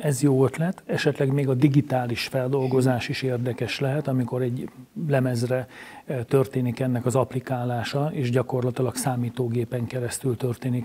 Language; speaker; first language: Hungarian; native; Hungarian